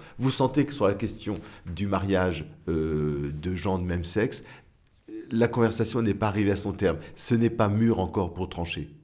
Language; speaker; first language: French; native; French